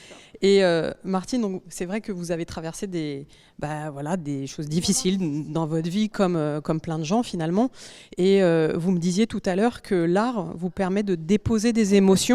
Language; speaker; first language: French; native; French